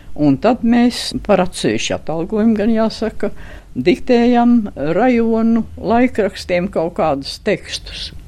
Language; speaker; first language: Latvian; native; Latvian